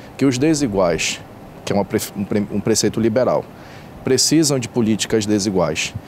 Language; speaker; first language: Portuguese; native; Portuguese